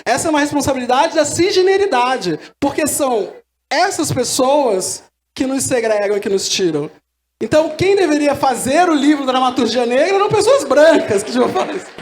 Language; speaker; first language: Portuguese; native; Portuguese